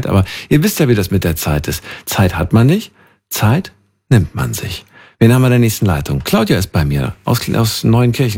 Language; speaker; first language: German; native; German